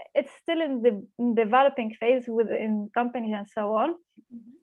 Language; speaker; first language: English; non-native, fluent; Arabic